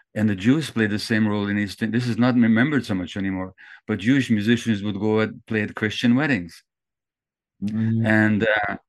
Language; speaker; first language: English; early bilingual, other home language; Hungarian